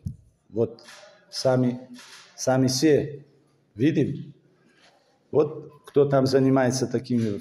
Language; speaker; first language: Russian; non-native, fluent; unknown